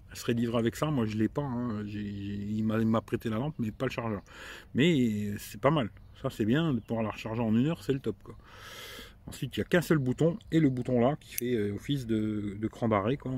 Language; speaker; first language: French; native; French